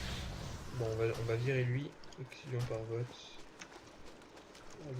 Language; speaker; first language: French; native; French